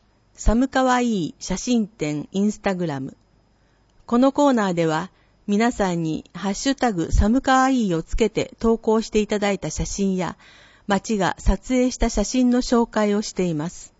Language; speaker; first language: Japanese; native; Japanese